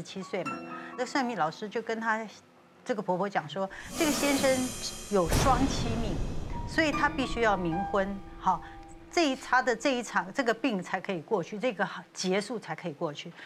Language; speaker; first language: Chinese; native; Chinese